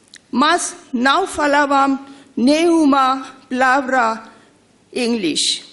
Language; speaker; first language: Portuguese; non-native, learner; Bangla